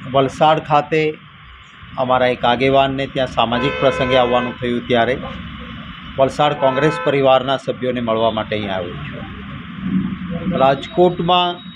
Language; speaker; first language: Gujarati; native; Gujarati